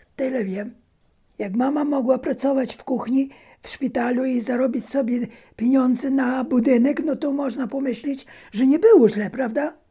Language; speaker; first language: Polish; early bilingual, heritage; Polish